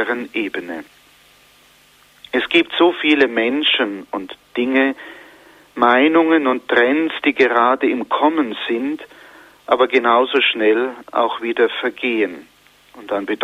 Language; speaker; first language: German; native; German